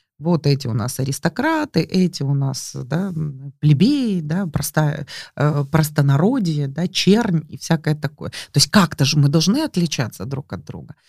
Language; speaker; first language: Russian; native; Russian